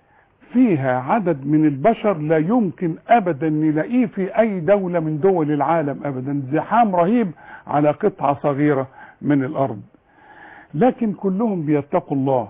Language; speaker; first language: Arabic; native; Arabic